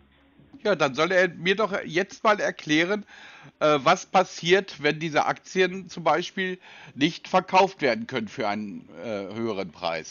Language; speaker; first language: German; native; German